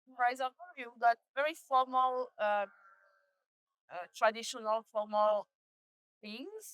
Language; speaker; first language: English; non-native, learner; French